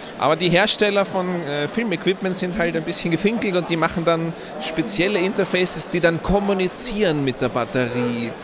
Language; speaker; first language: German; native; German